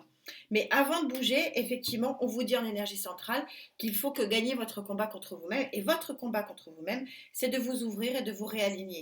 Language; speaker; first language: French; native; French